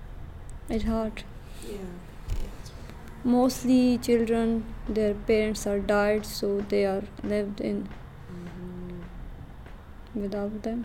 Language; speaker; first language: English; non-native, learner; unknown